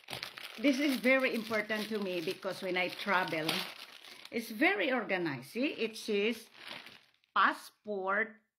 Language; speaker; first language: English; non-native, local second language; Filipino